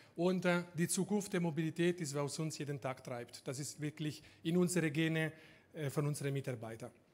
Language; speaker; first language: German; non-native, fluent; Italian